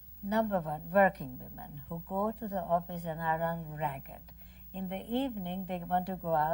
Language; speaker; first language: English; non-native, fluent; Hungarian